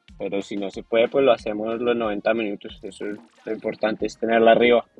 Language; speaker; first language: Spanish; native; Spanish